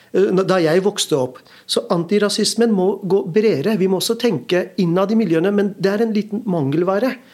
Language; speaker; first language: Norwegian; early bilingual, other home language; Urdu